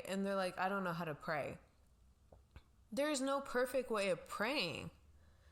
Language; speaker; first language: English; non-native, local second language; Spanish